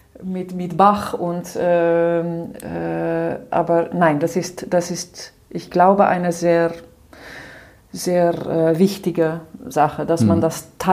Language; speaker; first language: German; non-native, fluent; Dutch